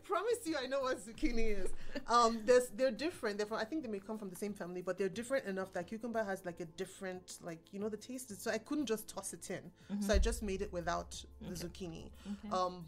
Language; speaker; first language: English; non-native, local second language; Igbo